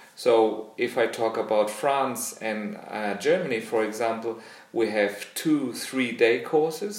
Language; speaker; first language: English; non-native, fluent; German